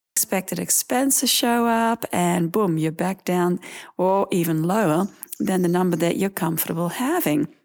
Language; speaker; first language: English; early bilingual, other home language; Dutch